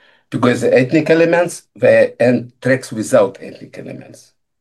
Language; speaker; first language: English; non-native, learner; Russian